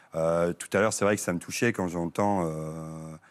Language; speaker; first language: French; native; French